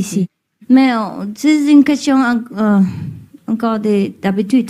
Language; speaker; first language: French; non-native, learner; Vietnamese